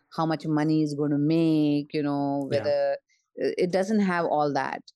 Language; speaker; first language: English; non-native, local second language; Marathi